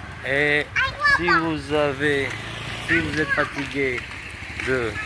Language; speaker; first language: French; non-native, fluent; Indonesian